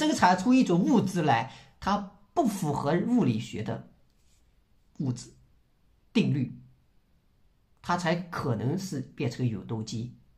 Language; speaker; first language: Chinese; native; Chinese